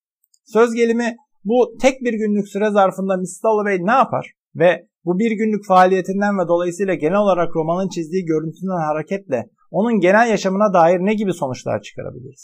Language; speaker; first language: Turkish; native; Turkish